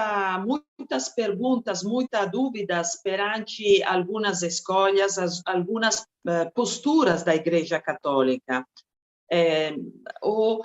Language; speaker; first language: Portuguese; non-native, fluent; Italian